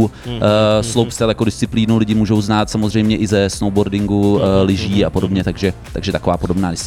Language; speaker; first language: Czech; native; Czech